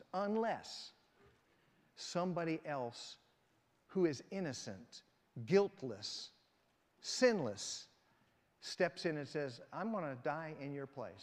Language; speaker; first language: English; native; English